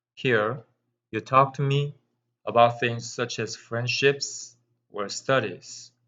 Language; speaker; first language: English; non-native, fluent; Korean